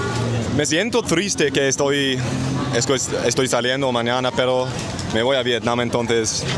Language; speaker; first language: Spanish; non-native, learner; Dutch